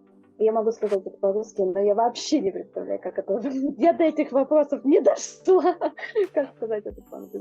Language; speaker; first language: Russian; non-native, learner; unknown